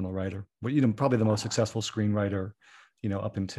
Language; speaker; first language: English; native; English